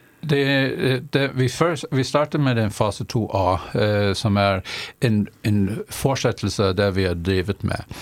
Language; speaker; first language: Norwegian; non-native, fluent; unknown